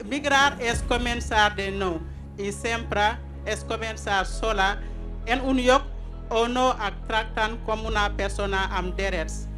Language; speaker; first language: Spanish; non-native, fluent; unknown